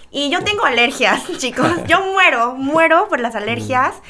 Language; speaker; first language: Spanish; early bilingual, other home language; Korean